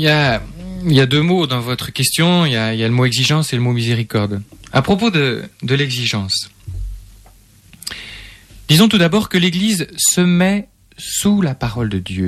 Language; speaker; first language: French; native; French